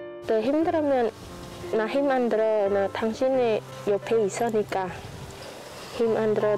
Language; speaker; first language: Korean; non-native, learner; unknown